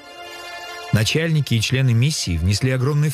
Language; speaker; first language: Russian; native; Russian